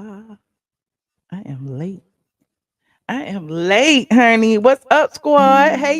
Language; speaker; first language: English; native; English